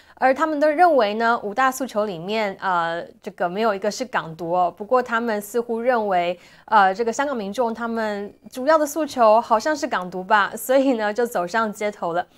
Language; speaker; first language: Chinese; native; Chinese